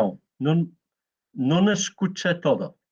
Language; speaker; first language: Spanish; non-native, learner; Greek